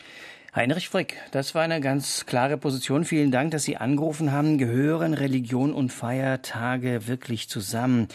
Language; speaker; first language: German; native; German